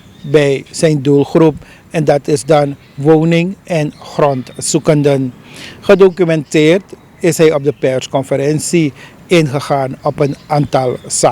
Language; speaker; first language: Dutch; native; Dutch